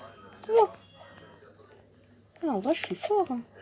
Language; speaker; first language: French; native; French